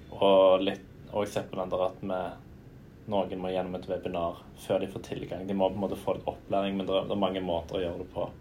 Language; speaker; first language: Norwegian; native; Norwegian